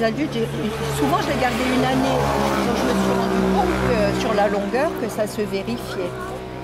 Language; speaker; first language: French; native; French